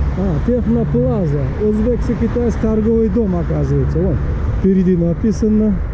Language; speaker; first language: Russian; non-native, local second language; Uzbek